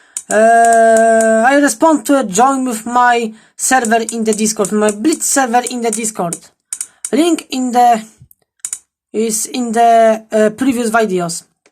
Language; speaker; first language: English; non-native, learner; Polish